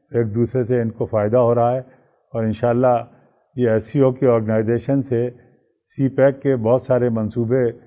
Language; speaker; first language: Urdu; native; Urdu